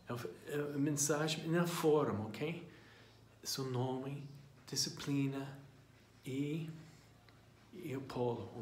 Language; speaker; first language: Portuguese; non-native, fluent; English